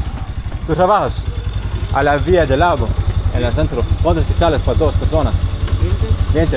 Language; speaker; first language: Spanish; non-native, learner; English